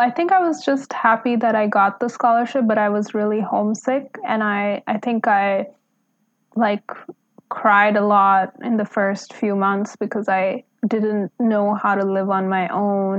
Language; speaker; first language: English; non-native, local second language; Hindi